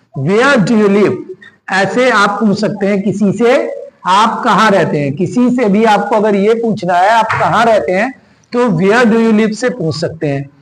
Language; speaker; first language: Hindi; native; Hindi